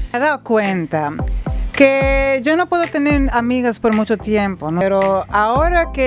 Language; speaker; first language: Spanish; early bilingual, heritage; Spanish